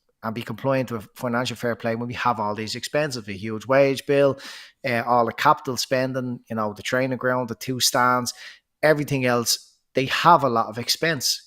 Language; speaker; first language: English; native; English